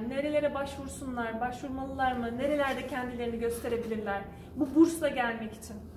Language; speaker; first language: Turkish; native; Turkish